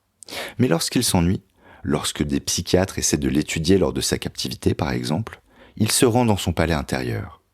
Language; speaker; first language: French; native; French